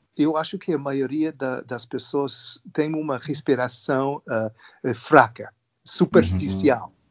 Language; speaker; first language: Portuguese; non-native, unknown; English